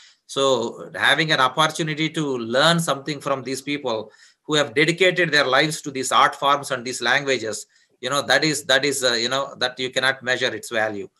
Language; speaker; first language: English; non-native, local second language; Telugu